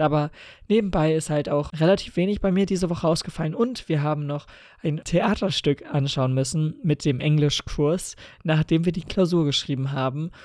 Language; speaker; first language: German; native; German